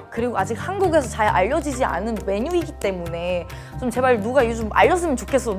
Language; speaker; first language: Korean; non-native, fluent; Thai